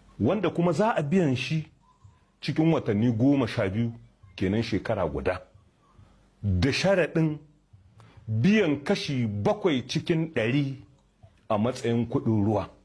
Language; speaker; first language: Hausa; native; Hausa